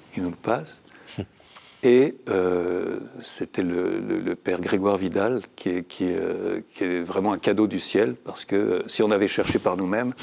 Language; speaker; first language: French; native; French